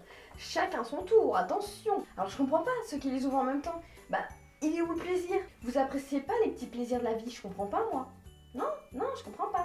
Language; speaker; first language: French; native; French